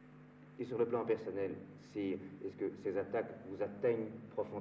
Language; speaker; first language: French; native; French